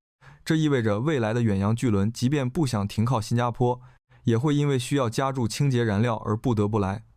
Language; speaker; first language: Chinese; native; Chinese